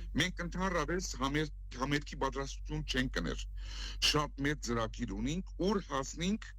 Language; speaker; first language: Armenian; native; Armenian